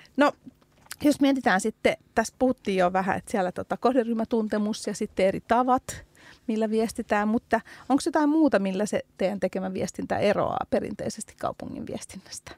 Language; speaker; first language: Finnish; early bilingual, other home language; Hungarian